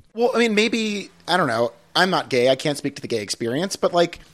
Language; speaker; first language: English; native; English